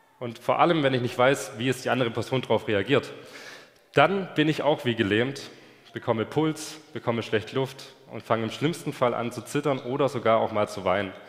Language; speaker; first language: German; native; German